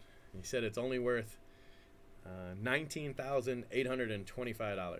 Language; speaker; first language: English; native; English